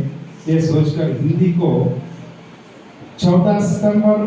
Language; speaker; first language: Hindi; non-native, local second language; Telugu